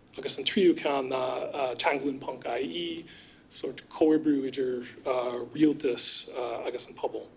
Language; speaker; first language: Irish; non-native, fluent; English